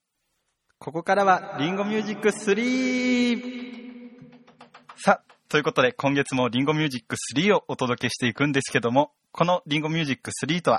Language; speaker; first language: Japanese; native; Japanese